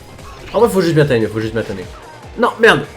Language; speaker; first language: French; native; French